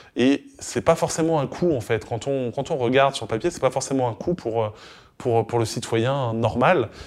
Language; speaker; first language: French; native; French